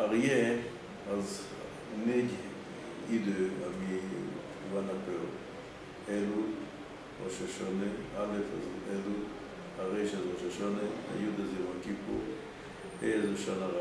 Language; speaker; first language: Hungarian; early bilingual, heritage; Hungarian